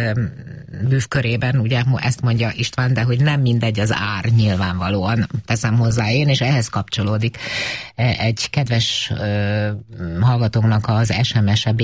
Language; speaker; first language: Hungarian; native; Hungarian